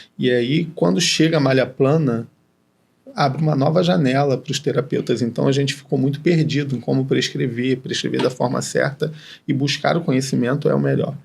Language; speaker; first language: Portuguese; native; Portuguese